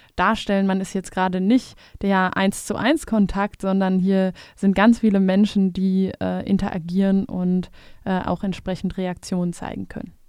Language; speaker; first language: German; native; German